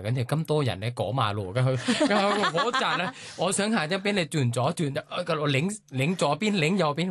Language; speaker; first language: Cantonese; non-native, learner; Thai